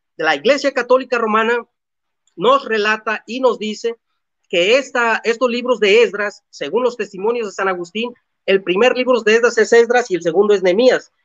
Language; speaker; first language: Spanish; native; Spanish